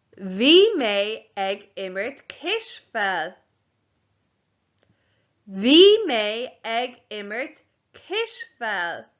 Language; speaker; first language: Irish; non-native, local second language; English